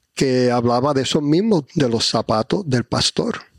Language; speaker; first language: Spanish; early bilingual, heritage; Spanish